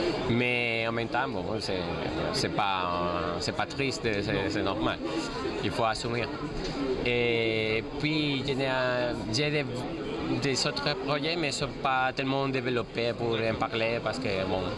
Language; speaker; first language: French; non-native, fluent; Spanish